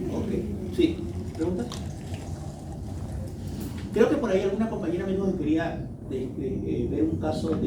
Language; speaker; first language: Spanish; native; Spanish